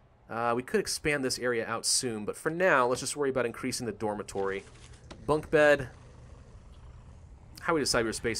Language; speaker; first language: English; native; English